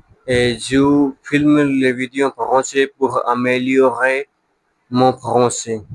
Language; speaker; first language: French; non-native, learner; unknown